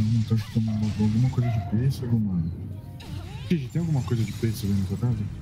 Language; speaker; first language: Portuguese; native; Portuguese